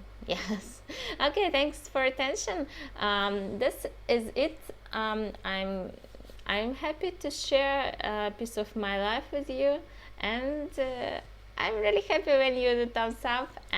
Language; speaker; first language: English; non-native, fluent; Russian